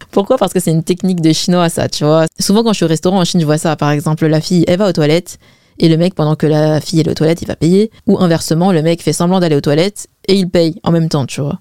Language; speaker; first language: French; early bilingual, other home language; Wu Chinese